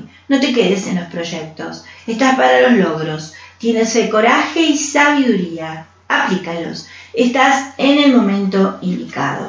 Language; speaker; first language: Spanish; native; Spanish